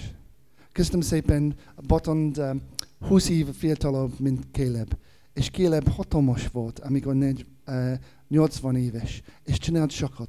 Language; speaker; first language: Hungarian; non-native, learner; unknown